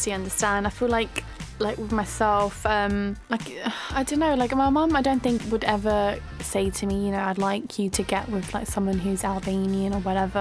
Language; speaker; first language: English; native; English